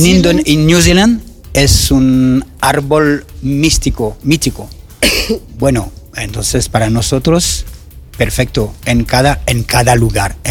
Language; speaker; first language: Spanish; non-native, learner; French